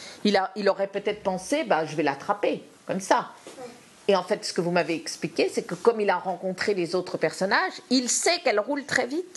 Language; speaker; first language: French; native; French